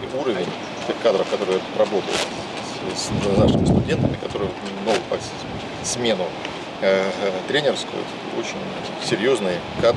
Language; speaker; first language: Russian; native; Russian